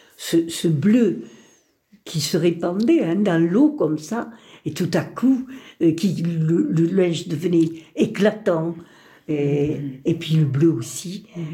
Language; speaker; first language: French; early bilingual, other home language; Spanish